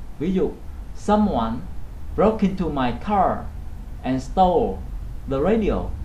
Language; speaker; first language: English; non-native, fluent; Vietnamese